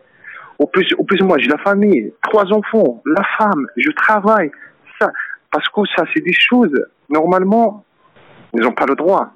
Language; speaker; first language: French; non-native, learner; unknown